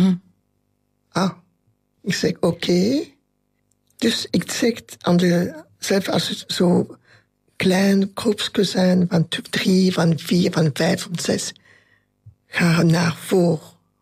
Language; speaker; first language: Dutch; non-native, local second language; French